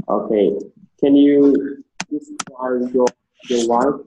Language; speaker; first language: English; non-native, learner; Vietnamese